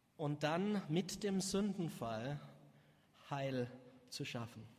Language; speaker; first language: German; native; German